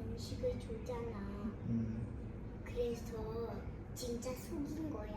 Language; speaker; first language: Korean; early bilingual, heritage; Korean